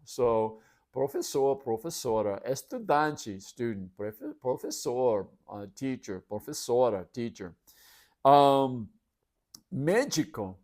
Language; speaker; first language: Portuguese; non-native, learner; English